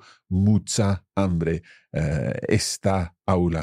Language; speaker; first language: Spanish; non-native, fluent; English